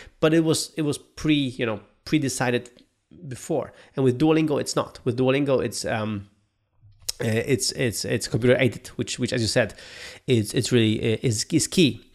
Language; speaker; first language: English; non-native, fluent; Polish